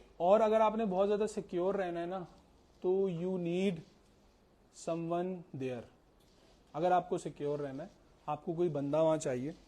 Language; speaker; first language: Urdu; native; Urdu